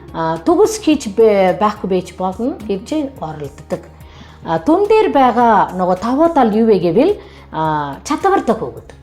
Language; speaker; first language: Mongolian; non-native, fluent; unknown